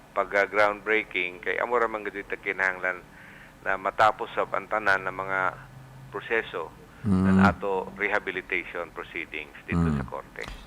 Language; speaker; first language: Cebuano; native; Cebuano